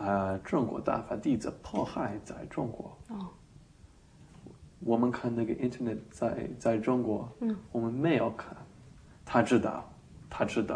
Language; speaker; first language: Chinese; non-native, learner; English